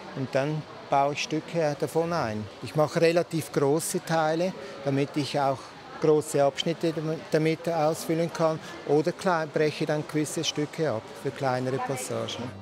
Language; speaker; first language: German; native; German